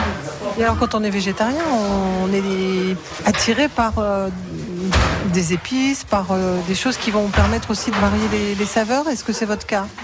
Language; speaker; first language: French; native; French